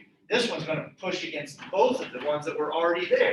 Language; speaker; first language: English; native; English